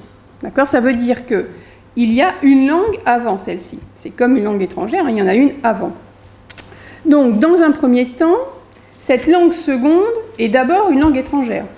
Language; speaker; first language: French; native; French